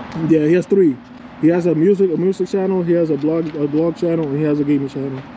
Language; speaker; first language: English; early bilingual, other home language; Spanish